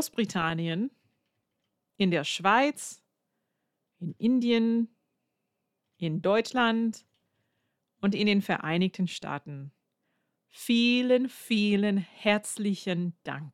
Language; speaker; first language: German; non-native, fluent; English